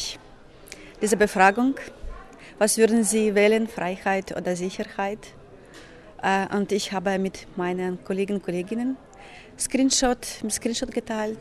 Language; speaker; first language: German; non-native, fluent; Ukrainian